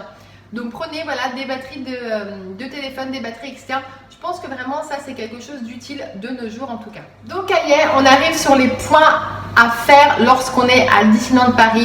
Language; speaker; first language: French; native; French